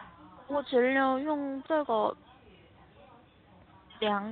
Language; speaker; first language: Chinese; non-native, learner; Korean